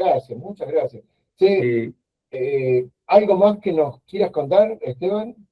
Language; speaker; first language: Spanish; native; Spanish